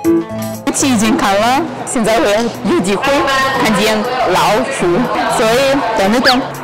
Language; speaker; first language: Chinese; non-native, fluent; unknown